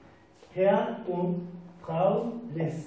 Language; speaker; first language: German; non-native, fluent; Turkish